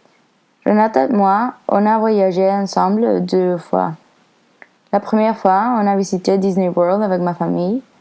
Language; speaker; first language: French; non-native, learner; Spanish